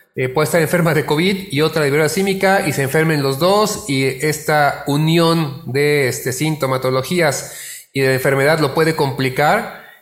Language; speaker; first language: Spanish; native; Spanish